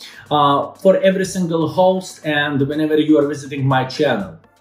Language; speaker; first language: English; non-native, fluent; Lithuanian